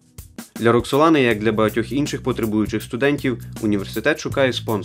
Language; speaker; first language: Ukrainian; native; Ukrainian